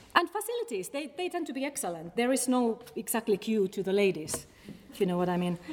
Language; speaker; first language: English; non-native, fluent; Finnish